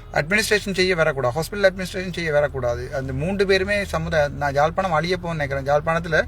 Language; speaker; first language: Tamil; native; Tamil